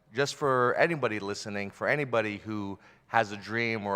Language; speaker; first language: English; early bilingual, other home language; Filipino